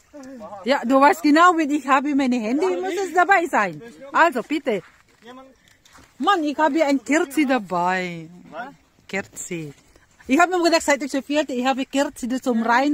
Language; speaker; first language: German; non-native, learner; Filipino